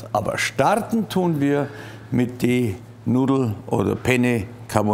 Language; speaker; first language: German; native; German